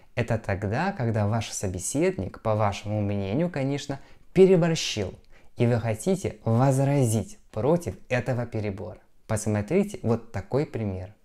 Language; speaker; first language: Russian; non-native, fluent; Polish